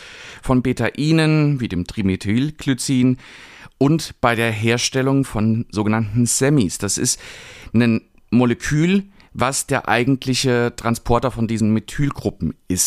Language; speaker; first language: German; native; German